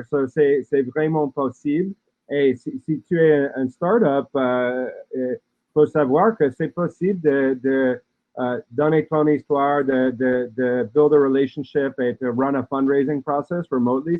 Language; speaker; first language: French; non-native, learner; English